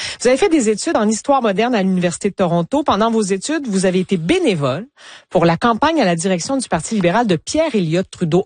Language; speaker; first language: French; native; French